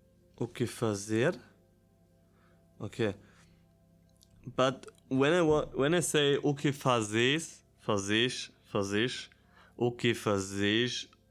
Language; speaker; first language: Portuguese; non-native, learner; German